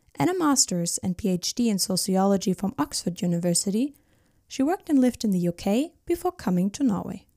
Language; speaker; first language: English; non-native, fluent; German